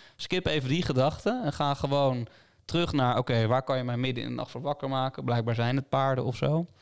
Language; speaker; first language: Dutch; native; Dutch